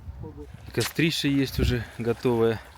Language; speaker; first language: Russian; native; Russian